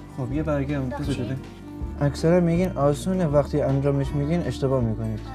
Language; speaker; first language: Persian; non-native, local second language; Kurdish